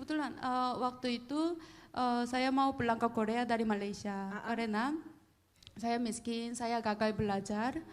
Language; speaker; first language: Indonesian; non-native, fluent; Korean